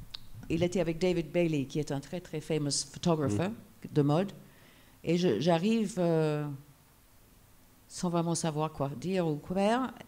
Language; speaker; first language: French; non-native, fluent; English